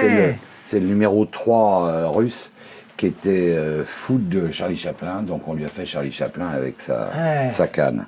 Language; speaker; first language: French; native; French